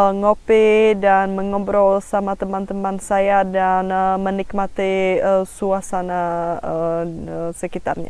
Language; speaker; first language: Indonesian; non-native, fluent; Czech